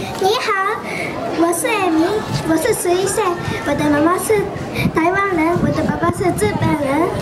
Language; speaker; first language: Chinese; early bilingual, heritage; Chinese